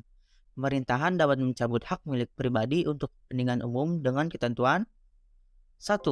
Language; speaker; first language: Indonesian; native; Indonesian